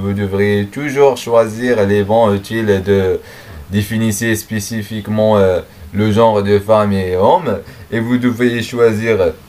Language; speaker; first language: French; non-native, learner; Arabic